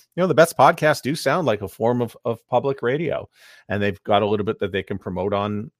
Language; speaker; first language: English; native; English